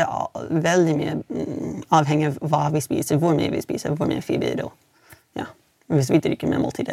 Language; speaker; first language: Swedish; non-native, fluent; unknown